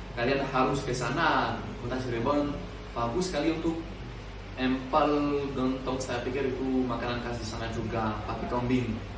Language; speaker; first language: Indonesian; non-native, learner; French